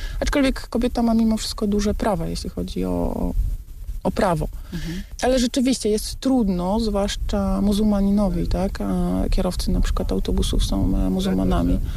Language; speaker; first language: Polish; native; Polish